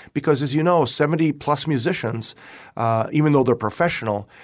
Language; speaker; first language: English; native; English